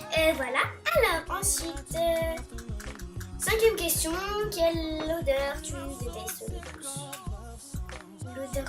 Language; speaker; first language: French; native; French